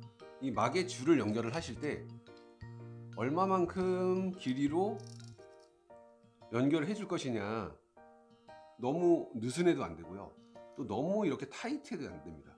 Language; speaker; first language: Korean; native; Korean